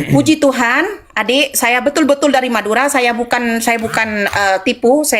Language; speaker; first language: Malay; non-native, local second language; Madurese